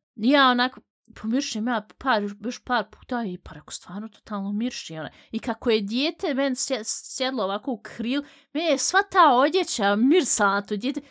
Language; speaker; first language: Bosnian; early bilingual, heritage; Bosnian